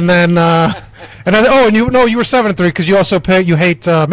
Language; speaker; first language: English; native; English